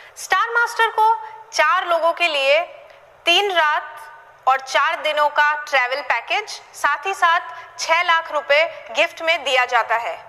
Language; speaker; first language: Hindi; native; Hindi